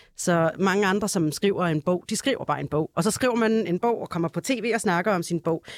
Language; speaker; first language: Danish; early bilingual, other home language; Arabic